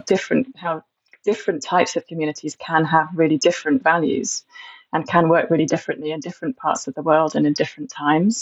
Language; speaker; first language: English; native; English